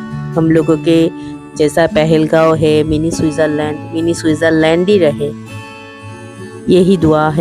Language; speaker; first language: Hindi; non-native, local second language; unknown